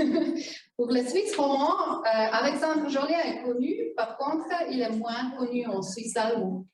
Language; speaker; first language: French; non-native, fluent; German